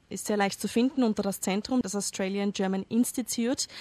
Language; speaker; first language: German; native; German